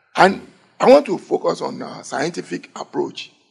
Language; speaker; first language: English; non-native, local second language; Yoruba